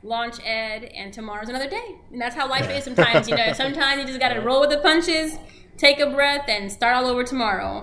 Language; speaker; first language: English; early bilingual, other home language; Spanish